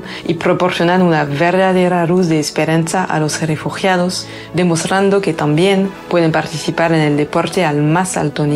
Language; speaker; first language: Spanish; native; Spanish